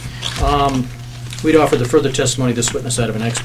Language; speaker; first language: English; native; English